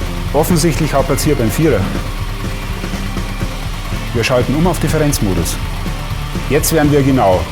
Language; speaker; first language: German; native; German